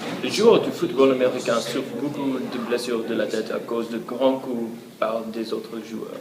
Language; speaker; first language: French; non-native, learner; English